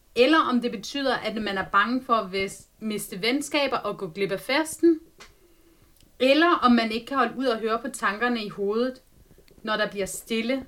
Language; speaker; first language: Danish; native; Danish